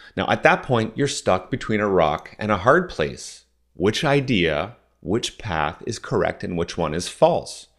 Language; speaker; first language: English; non-native, fluent; French